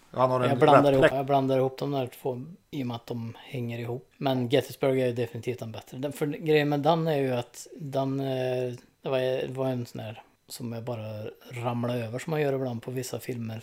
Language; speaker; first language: Swedish; native; Swedish